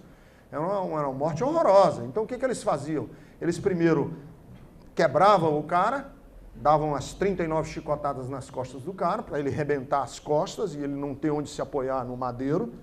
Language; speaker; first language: Portuguese; native; Portuguese